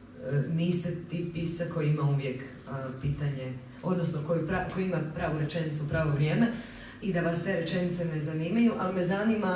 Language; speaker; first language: Croatian; native; Croatian